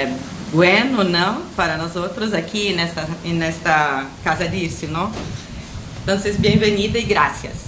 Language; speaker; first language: Spanish; non-native, fluent; Portuguese